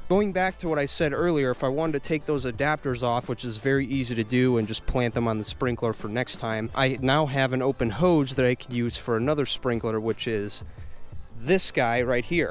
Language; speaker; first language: English; native; English